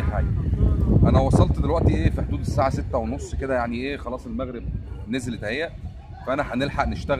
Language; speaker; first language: Arabic; native; Arabic